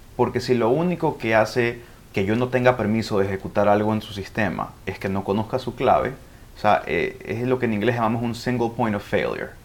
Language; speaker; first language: Spanish; early bilingual, heritage; Spanish